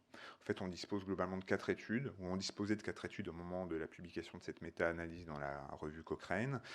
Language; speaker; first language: French; native; French